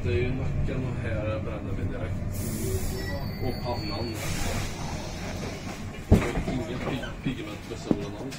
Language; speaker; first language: Swedish; native; Swedish